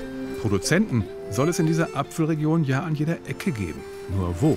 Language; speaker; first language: German; native; German